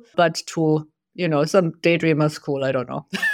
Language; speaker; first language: English; non-native, fluent; German